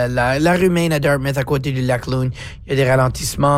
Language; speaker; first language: French; native; French